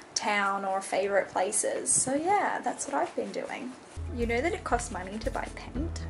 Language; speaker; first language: English; native; English